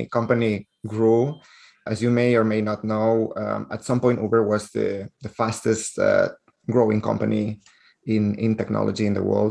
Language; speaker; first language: English; non-native, fluent; Spanish